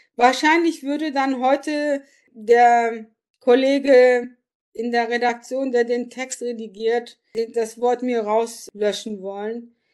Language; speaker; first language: German; early bilingual, other home language; Turkish